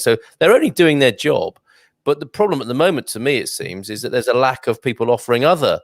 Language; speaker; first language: English; native; English